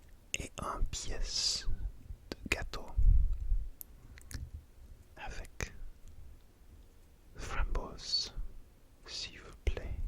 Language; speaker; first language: French; non-native, learner; English